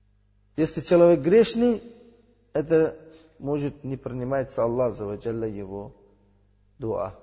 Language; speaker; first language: Russian; non-native, learner; Uzbek